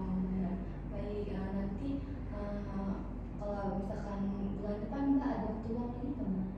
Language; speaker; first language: Indonesian; native; Indonesian